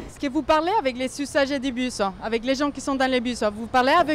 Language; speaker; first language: French; native; French